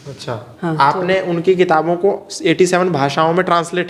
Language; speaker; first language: Hindi; native; Hindi